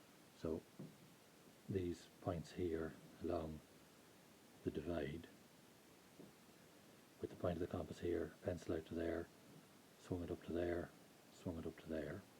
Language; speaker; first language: English; native; English